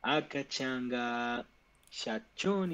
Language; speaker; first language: Japanese; non-native, learner; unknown